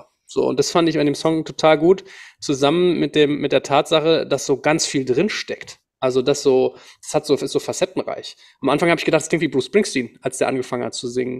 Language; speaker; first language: German; native; German